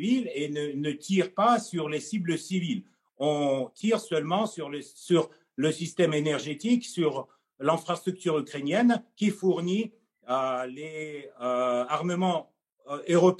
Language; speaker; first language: French; non-native, fluent; Russian